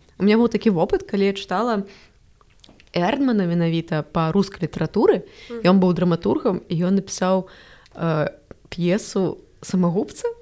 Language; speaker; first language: Belarusian; non-native, local second language; Russian